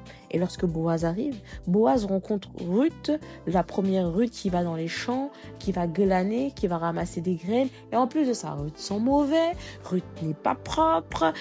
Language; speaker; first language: French; native; French